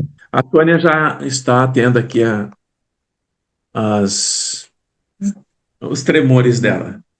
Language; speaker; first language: Portuguese; native; Portuguese